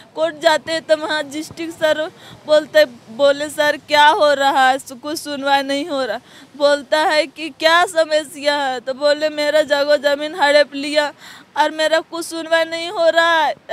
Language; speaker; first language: Hindi; native; Hindi